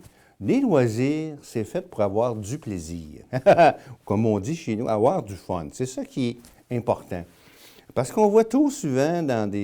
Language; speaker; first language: French; native; French